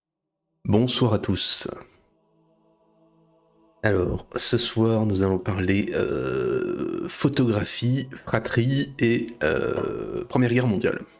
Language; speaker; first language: French; native; French